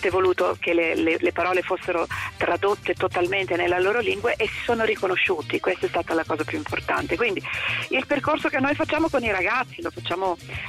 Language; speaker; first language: Italian; native; Italian